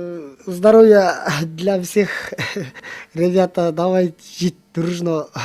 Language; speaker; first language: Russian; non-native, local second language; Kyrgyz